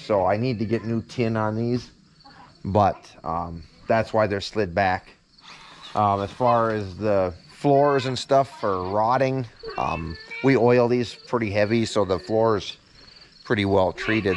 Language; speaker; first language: English; native; English